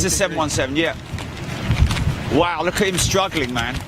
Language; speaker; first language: English; native; English